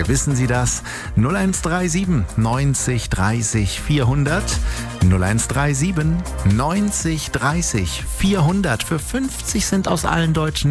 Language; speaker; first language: German; native; German